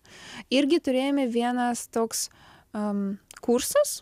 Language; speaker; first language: Lithuanian; non-native, learner; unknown